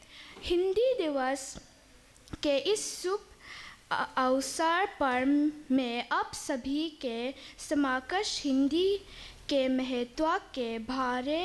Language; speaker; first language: Hindi; non-native, local second language; Mizo